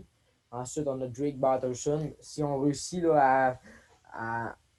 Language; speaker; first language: French; native; French